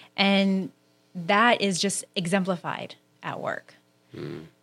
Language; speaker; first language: English; native; English